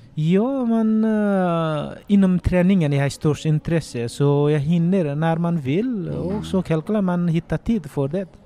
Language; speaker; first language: Swedish; non-native, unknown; Nepali